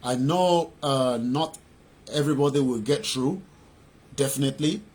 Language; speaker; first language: English; non-native, local second language; Yoruba